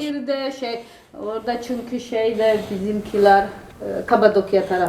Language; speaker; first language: Turkish; non-native, fluent; Georgian